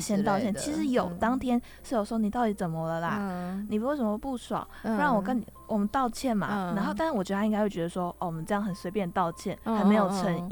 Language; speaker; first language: Chinese; native; Chinese